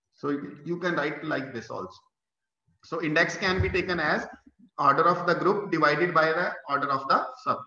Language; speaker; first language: English; non-native, local second language; Punjabi